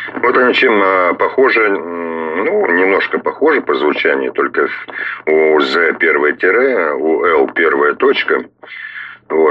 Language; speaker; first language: Russian; native; Russian